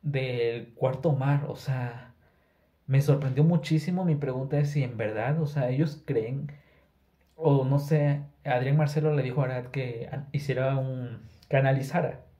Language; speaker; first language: Spanish; native; Spanish